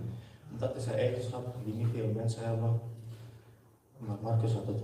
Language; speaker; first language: Dutch; early bilingual, other home language; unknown